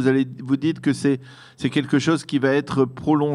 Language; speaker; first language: French; native; French